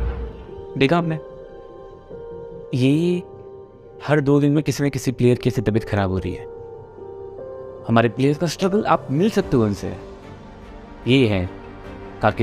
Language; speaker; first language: Hindi; native; Hindi